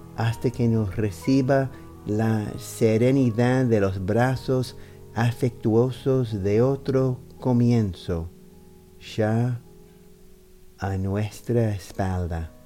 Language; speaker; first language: Spanish; non-native, fluent; English